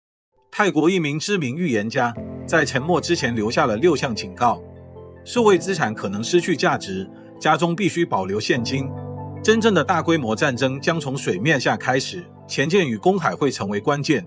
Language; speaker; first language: Chinese; native; Chinese